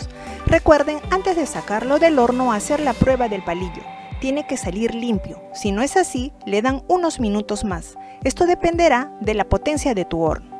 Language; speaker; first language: Spanish; native; Spanish